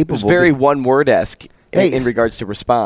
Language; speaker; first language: English; native; English